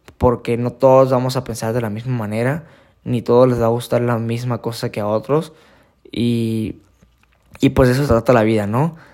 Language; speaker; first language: Spanish; native; Spanish